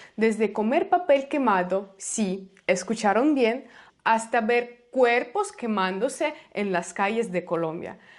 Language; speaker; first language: Spanish; non-native, fluent; Russian